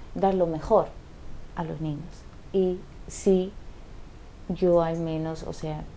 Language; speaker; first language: Spanish; non-native, fluent; Dutch